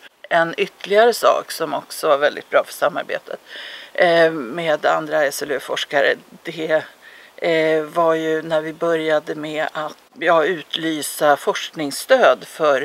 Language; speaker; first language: Swedish; native; Swedish